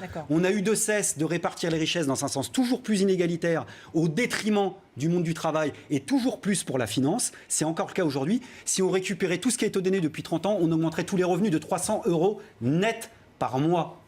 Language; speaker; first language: French; native; French